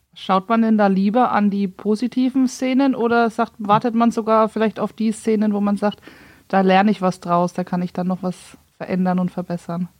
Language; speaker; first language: German; native; German